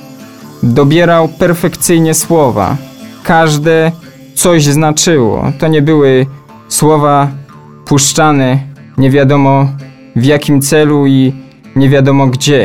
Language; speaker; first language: Polish; native; Polish